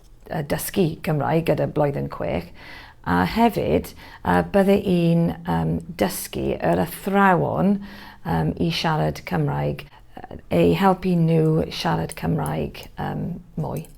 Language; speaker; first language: Welsh; non-native, learner; English